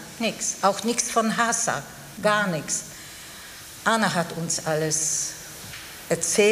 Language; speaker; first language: German; non-native, fluent; Polish